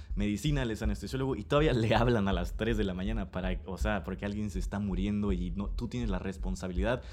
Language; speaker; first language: Spanish; native; Spanish